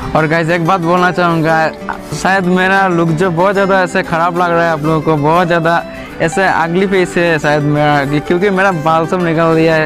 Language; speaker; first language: Hindi; non-native, local second language; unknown